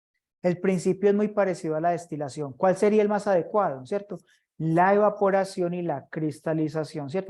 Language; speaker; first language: Spanish; native; Spanish